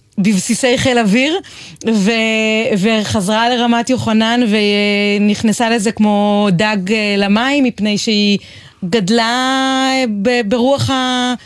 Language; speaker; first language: Hebrew; native; Hebrew